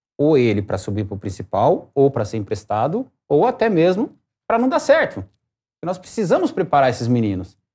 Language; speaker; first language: Portuguese; native; Portuguese